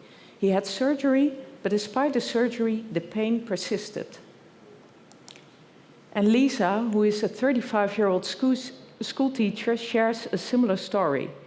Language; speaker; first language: English; non-native, fluent; Dutch